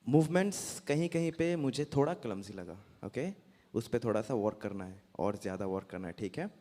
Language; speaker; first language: Hindi; non-native, local second language; Bangla